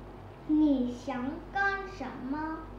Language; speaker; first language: Chinese; non-native, learner; Vietnamese